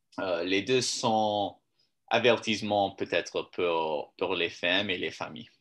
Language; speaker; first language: French; non-native, learner; English